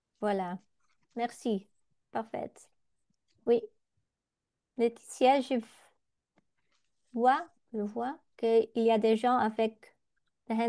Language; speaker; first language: French; non-native, learner; Dutch